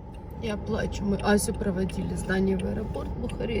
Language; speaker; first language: Russian; native; Russian